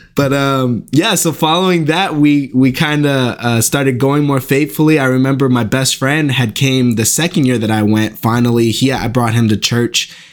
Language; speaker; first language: English; native; English